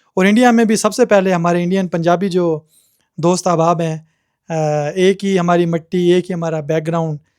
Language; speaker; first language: Urdu; native; Urdu